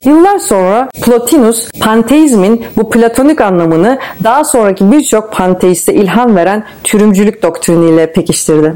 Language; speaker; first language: Turkish; native; Turkish